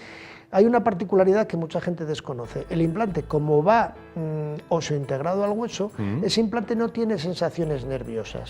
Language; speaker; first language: Spanish; native; Spanish